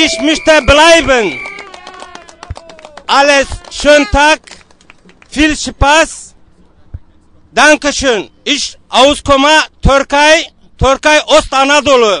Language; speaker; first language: German; non-native, learner; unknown